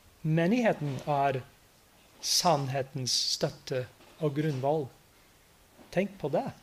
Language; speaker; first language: Norwegian; non-native, fluent; English